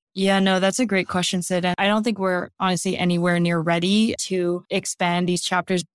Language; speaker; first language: English; non-native, local second language; Cantonese